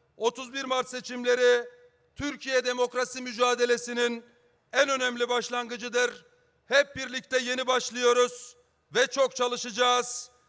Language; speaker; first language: Turkish; native; Turkish